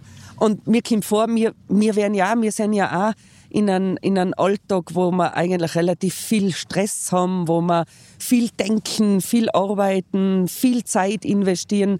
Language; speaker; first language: German; native; German